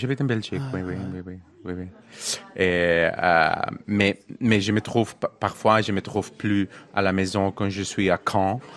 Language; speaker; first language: French; non-native, learner; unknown